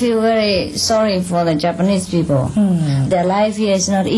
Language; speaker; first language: English; non-native, fluent; Vietnamese